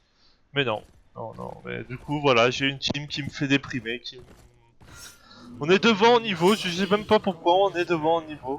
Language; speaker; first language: French; native; French